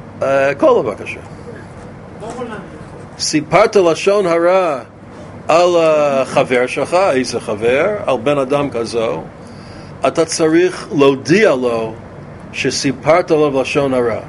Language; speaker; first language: Hebrew; non-native, fluent; English